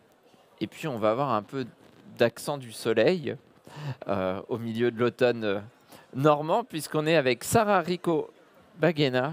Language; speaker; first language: French; native; French